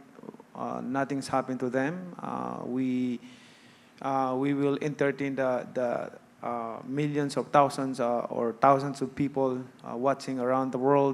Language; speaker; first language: English; non-native, local second language; Cebuano